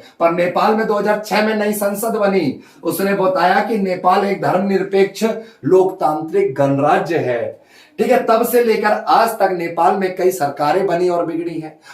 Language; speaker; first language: Hindi; native; Hindi